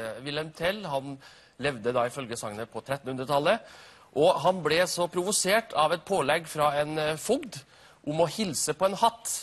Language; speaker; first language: Norwegian; native; Norwegian